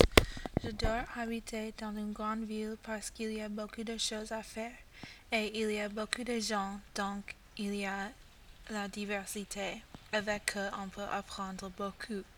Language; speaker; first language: French; non-native, learner; English